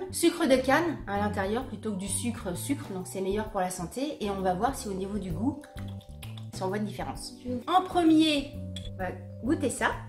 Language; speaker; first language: French; native; French